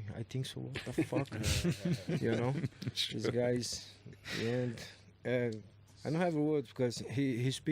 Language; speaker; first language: English; non-native, learner; Portuguese